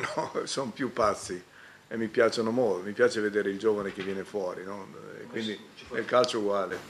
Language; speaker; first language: Italian; native; Italian